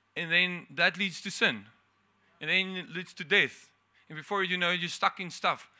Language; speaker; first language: English; non-native, local second language; Afrikaans